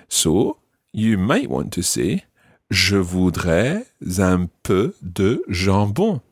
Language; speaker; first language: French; non-native, fluent; English